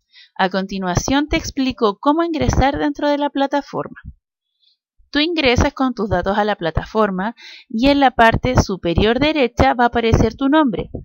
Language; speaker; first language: Spanish; native; Spanish